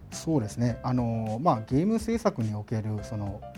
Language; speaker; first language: Japanese; non-native, fluent; Burmese